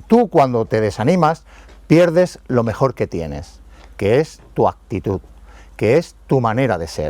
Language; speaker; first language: Spanish; native; Spanish